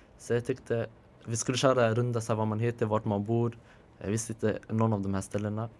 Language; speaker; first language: Swedish; native; Swedish